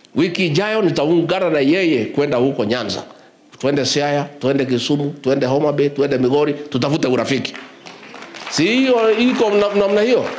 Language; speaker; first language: Swahili; non-native, local second language; Kikuyu